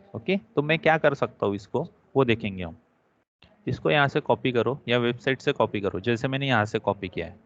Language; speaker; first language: Hindi; non-native, local second language; Marathi